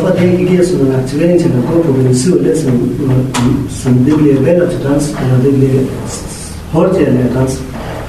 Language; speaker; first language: Danish; non-native, learner; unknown